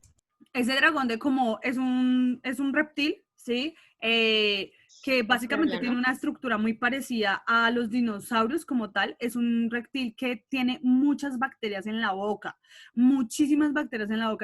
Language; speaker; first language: Spanish; native; Spanish